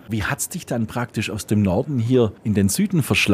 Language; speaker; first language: German; native; German